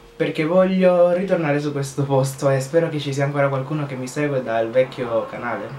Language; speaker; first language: Italian; early bilingual, other home language; Spanish